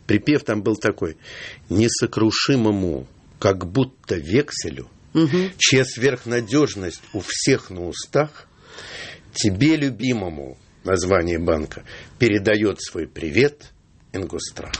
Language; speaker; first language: Russian; native; Russian